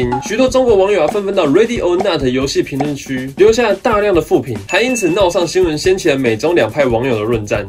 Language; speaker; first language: Chinese; native; Chinese